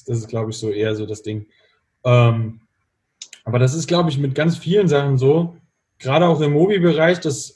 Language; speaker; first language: German; native; German